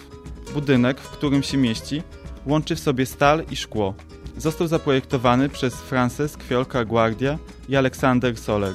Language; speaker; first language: Polish; native; Polish